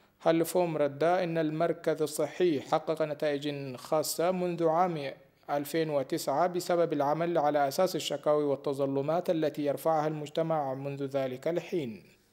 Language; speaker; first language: Arabic; non-native, fluent; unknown